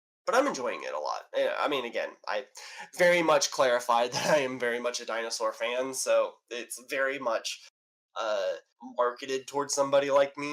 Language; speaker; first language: English; native; English